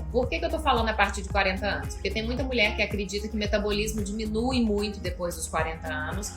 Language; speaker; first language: Portuguese; native; Portuguese